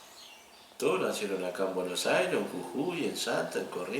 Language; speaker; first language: Spanish; native; Spanish